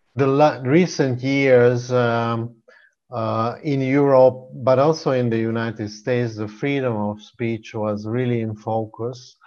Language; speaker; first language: English; non-native, fluent; Hungarian